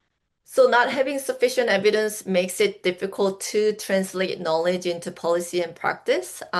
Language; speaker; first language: English; non-native, fluent; Korean